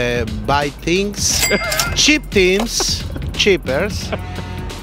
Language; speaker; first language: English; non-native, learner; Spanish